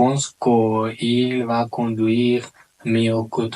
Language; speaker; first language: French; non-native, learner; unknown